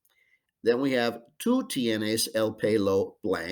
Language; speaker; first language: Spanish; non-native, fluent; English